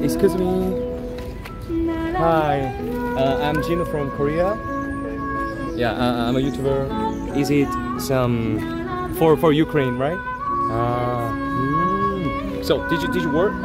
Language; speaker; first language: English; non-native, learner; Korean